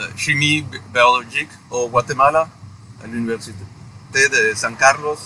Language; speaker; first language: French; non-native, fluent; Spanish